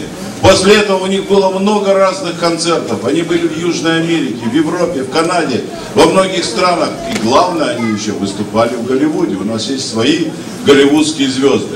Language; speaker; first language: Russian; native; Russian